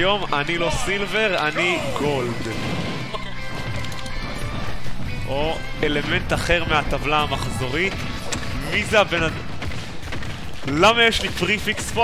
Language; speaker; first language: Hebrew; native; Hebrew